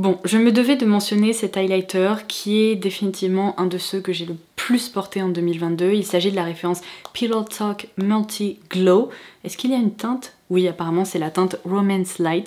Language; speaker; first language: French; native; French